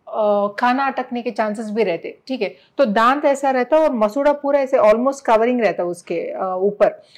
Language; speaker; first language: Hindi; non-native, local second language; Telugu